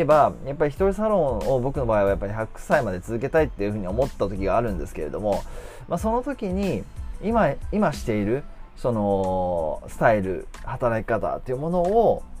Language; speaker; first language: Japanese; native; Japanese